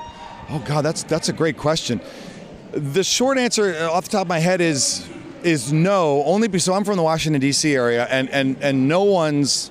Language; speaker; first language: English; native; English